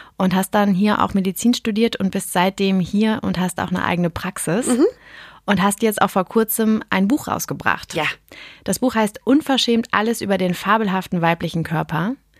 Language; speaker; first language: German; native; German